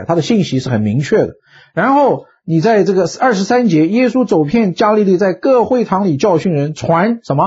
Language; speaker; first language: Chinese; native; Chinese